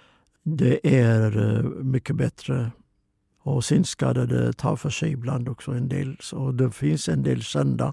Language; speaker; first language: Swedish; non-native, fluent; Oromo